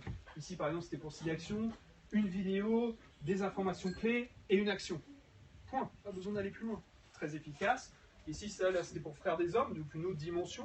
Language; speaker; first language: French; native; French